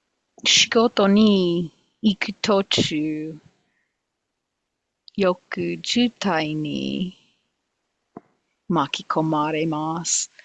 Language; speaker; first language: Japanese; non-native, learner; English